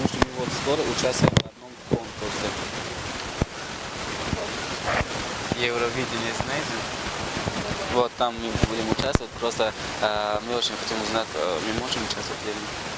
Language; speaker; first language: Russian; non-native, local second language; Tajik